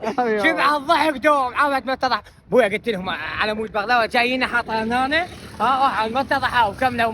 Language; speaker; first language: Arabic; native; Arabic